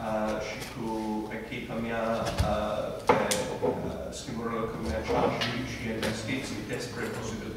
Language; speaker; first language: Romanian; non-native, fluent; English